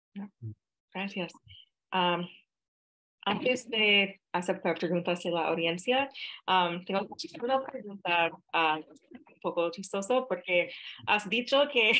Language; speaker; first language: Spanish; non-native, fluent; English